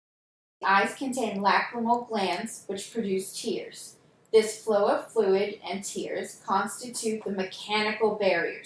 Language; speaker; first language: English; native; English